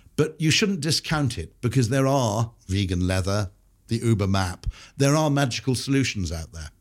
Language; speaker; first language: English; native; English